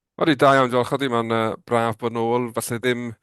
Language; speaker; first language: Welsh; native; Welsh